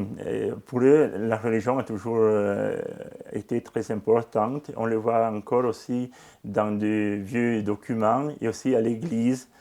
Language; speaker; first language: French; non-native, local second language; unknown